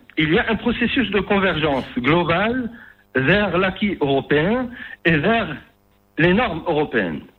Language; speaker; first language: French; non-native, local second language; Arabic